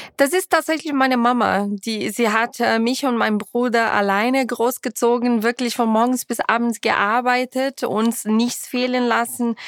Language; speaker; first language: German; non-native, fluent; Portuguese